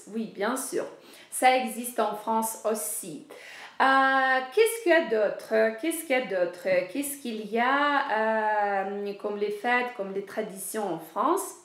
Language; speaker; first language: French; non-native, fluent; Ukrainian